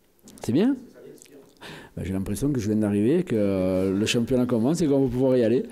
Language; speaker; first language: French; native; French